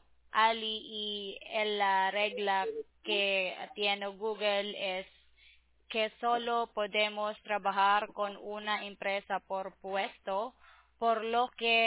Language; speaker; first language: Spanish; non-native, learner; English